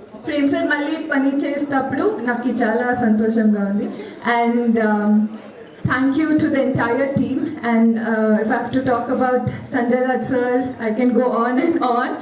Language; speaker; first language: Telugu; non-native, learner; Kannada